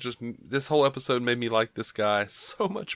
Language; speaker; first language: English; native; English